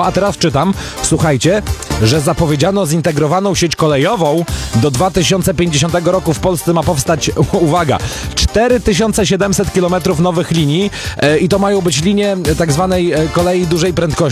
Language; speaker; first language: Polish; native; Polish